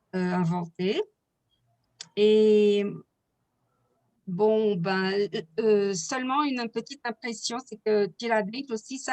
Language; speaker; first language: French; non-native, fluent; Portuguese